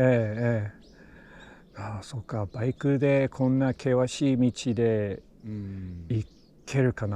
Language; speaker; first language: Japanese; non-native, learner; English